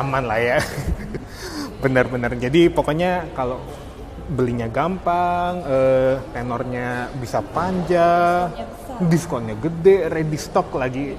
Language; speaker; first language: Indonesian; native; Indonesian